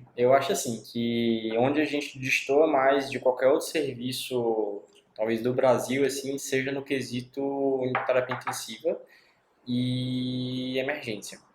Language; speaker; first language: Portuguese; native; Portuguese